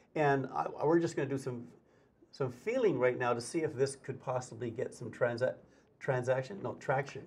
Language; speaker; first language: English; native; English